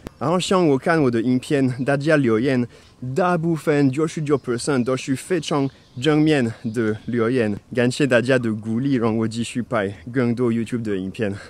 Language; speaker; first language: Chinese; non-native, fluent; French